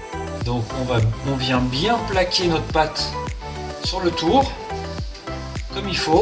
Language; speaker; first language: French; native; French